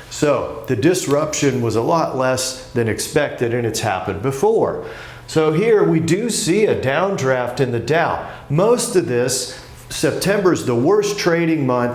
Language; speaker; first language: English; native; English